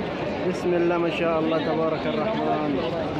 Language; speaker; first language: Arabic; native; Arabic